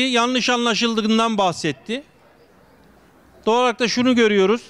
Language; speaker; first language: Turkish; native; Turkish